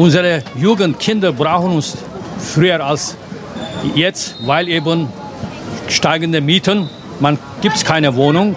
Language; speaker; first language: German; non-native, fluent; Turkish